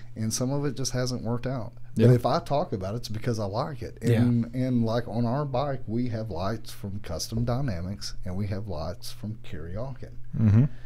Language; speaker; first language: English; native; English